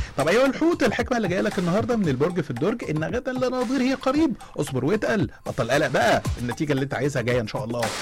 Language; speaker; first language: Arabic; native; Arabic